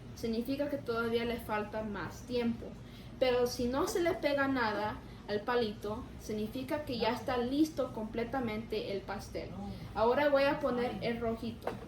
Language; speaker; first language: Spanish; early bilingual, other home language; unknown